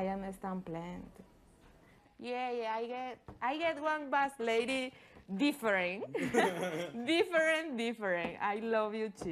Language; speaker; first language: English; non-native, learner; Spanish